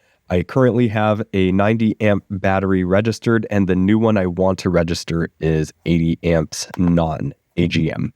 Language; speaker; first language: English; native; English